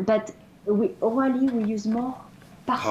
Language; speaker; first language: English; non-native, fluent; French